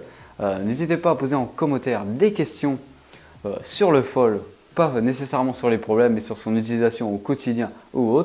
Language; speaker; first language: French; native; French